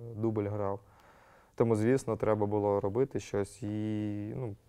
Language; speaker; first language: Ukrainian; native; Ukrainian